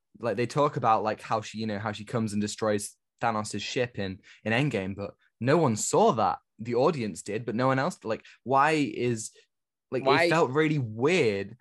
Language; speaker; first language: English; native; English